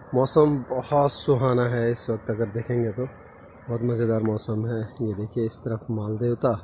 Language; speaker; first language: Hindi; native; Hindi